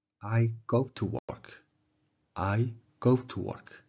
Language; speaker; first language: English; non-native, fluent; Mongolian